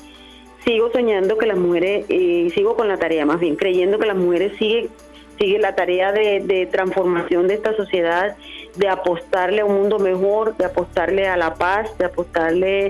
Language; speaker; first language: Spanish; native; Spanish